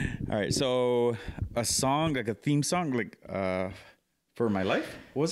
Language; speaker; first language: English; early bilingual, other home language; Spanish